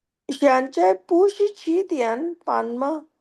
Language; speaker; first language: Chinese; non-native, learner; Hindi